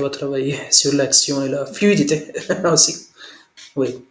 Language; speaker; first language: French; non-native, learner; Hindi